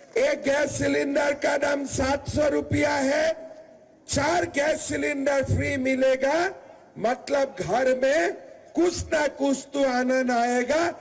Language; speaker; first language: Hindi; non-native, local second language; Assamese